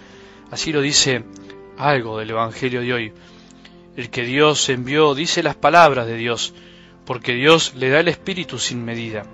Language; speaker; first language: Spanish; native; Spanish